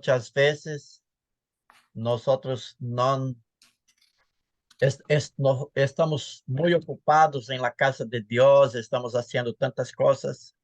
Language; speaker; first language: Spanish; non-native, fluent; Portuguese